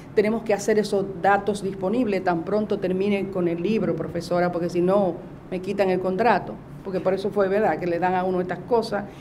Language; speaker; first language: Spanish; native; Spanish